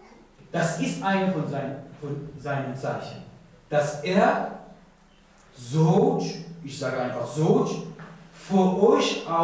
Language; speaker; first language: German; non-native, learner; Persian